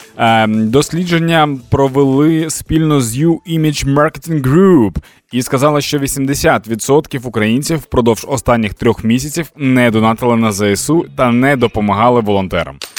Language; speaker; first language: Ukrainian; non-native, local second language; Russian